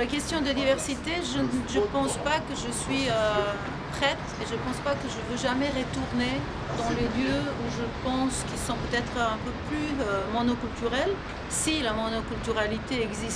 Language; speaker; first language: French; non-native, fluent; Serbian